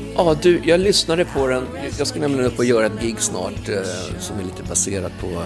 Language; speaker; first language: Swedish; native; Swedish